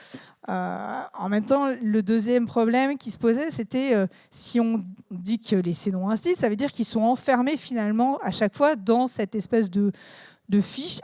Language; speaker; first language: French; native; French